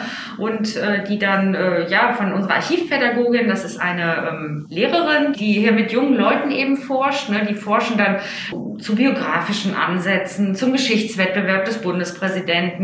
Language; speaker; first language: German; native; German